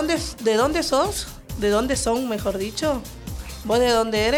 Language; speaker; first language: Spanish; native; Spanish